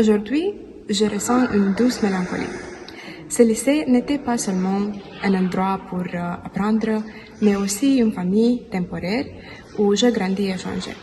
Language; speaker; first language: French; non-native, learner; Romanian